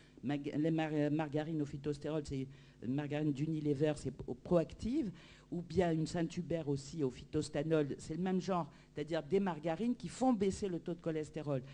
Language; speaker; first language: French; native; French